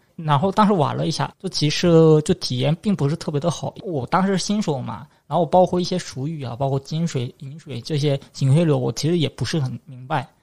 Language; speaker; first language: Chinese; non-native, fluent; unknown